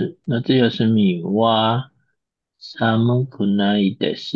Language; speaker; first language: Japanese; non-native, learner; Chinese